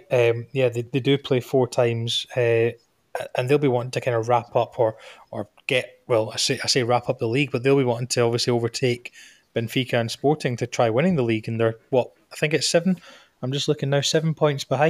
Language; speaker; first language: English; native; English